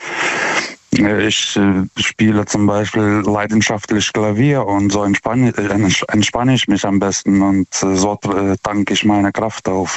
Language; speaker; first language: German; non-native, fluent; Lithuanian